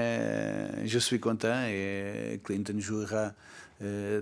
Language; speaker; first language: French; non-native, fluent; Portuguese